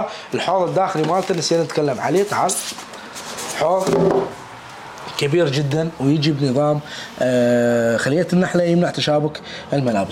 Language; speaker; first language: Arabic; native; Arabic